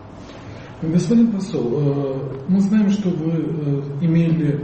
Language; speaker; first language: Russian; non-native, local second language; Tajik